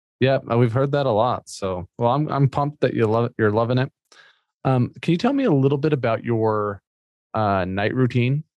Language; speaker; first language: English; native; English